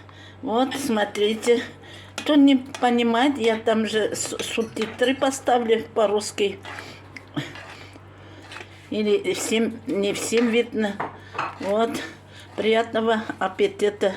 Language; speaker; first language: Russian; non-native, local second language; Tatar